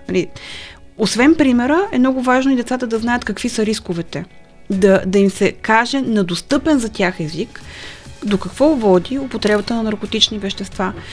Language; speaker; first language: Bulgarian; native; Bulgarian